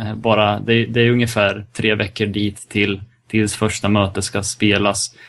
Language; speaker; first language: Swedish; early bilingual, other home language; Serbian